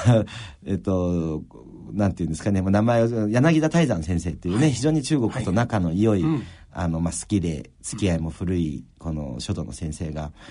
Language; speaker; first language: Japanese; early bilingual, other home language; Chinese